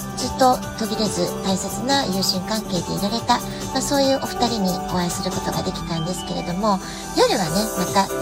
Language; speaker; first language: Japanese; native; Japanese